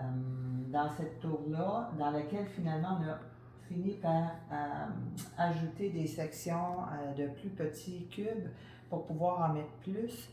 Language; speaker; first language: French; native; French